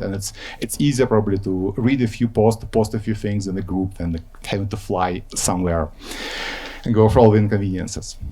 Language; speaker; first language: English; non-native, fluent; Ukrainian